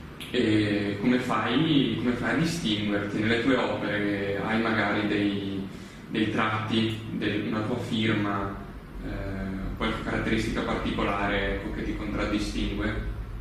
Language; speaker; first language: Italian; native; Italian